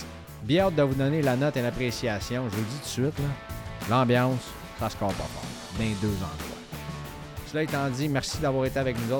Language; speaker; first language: French; native; French